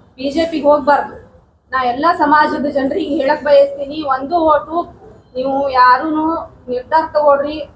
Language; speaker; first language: Kannada; non-native, local second language; Lambadi